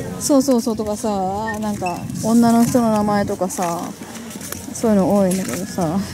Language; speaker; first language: Japanese; native; Japanese